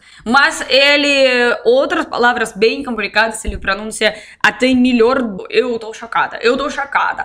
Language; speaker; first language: Portuguese; non-native, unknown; Russian